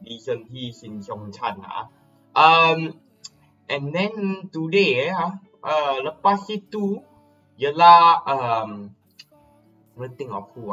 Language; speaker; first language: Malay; non-native, local second language; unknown